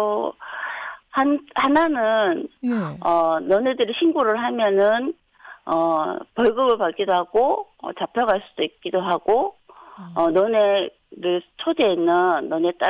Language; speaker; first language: Korean; native; Korean